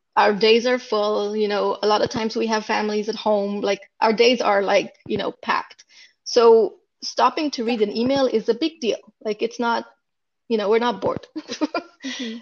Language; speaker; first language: English; non-native, fluent; Hebrew